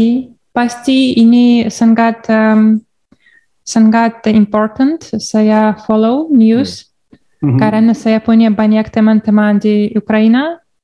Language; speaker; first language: Indonesian; non-native, learner; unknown